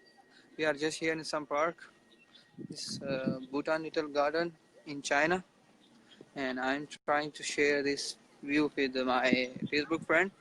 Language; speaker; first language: English; non-native, fluent; Urdu